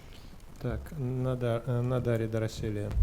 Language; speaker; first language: Russian; native; Russian